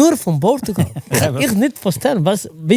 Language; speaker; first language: German; non-native, learner; Portuguese